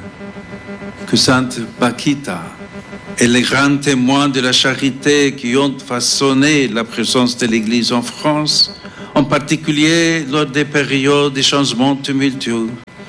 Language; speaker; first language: French; non-native, fluent; English